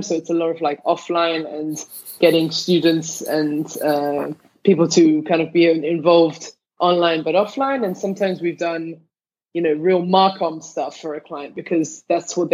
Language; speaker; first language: English; native; English